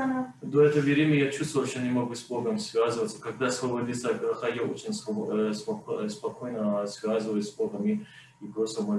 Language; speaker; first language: Russian; non-native, learner; Persian